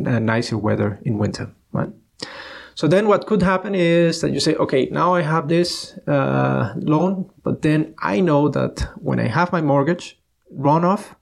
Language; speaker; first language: English; non-native, fluent; Spanish